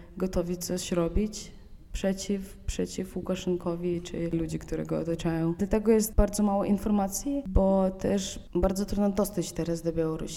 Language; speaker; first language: Polish; non-native, fluent; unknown